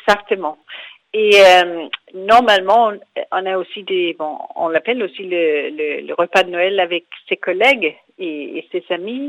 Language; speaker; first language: French; non-native, fluent; Danish